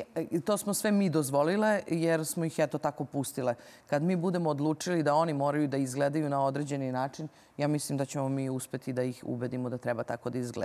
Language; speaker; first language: Serbian; native; Serbian